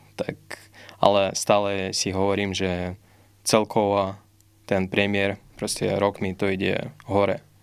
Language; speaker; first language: Slovak; non-native, fluent; Russian